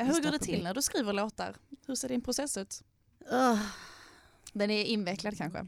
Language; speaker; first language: Swedish; native; Swedish